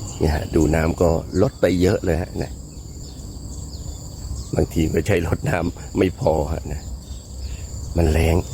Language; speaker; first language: Thai; native; Thai